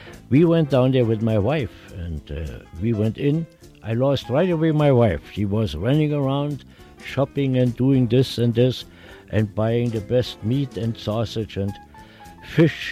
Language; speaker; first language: English; non-native, fluent; German